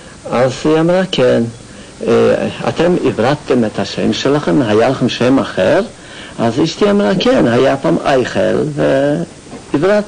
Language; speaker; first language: Hebrew; non-native, fluent; Yiddish